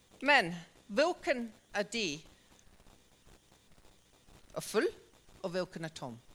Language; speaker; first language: Norwegian; non-native, fluent; English